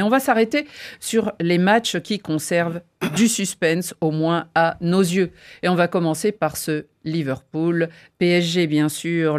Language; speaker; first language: French; native; French